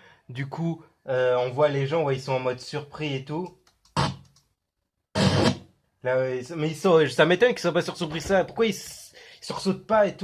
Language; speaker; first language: French; native; French